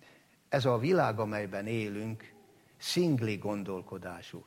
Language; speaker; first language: Hungarian; native; Hungarian